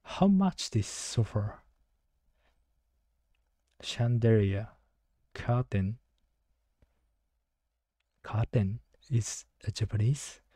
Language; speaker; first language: English; non-native, learner; Japanese